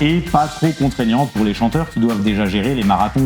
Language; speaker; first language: French; native; French